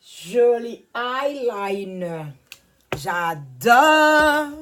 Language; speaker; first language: French; non-native, learner; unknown